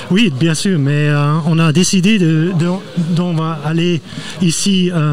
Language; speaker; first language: French; non-native, fluent; German